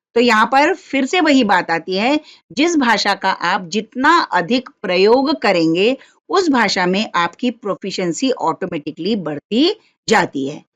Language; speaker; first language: Hindi; non-native, local second language; Marathi